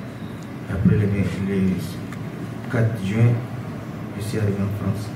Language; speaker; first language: French; non-native, learner; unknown